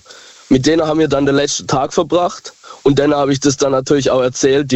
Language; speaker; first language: German; native; German